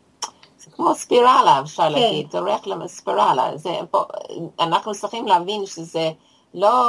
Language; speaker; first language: Hebrew; non-native, fluent; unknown